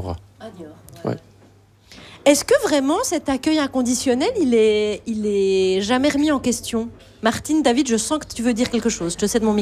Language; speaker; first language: French; native; French